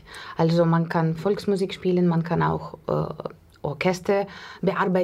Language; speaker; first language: German; non-native, learner; Russian